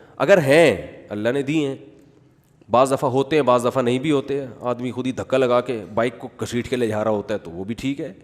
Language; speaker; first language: Urdu; native; Urdu